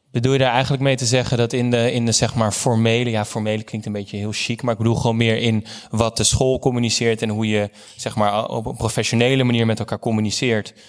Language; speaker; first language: Dutch; native; Dutch